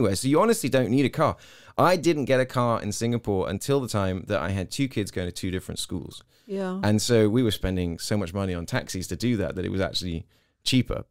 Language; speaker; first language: English; native; English